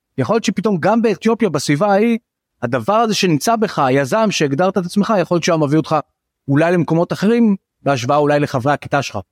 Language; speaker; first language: Hebrew; native; Hebrew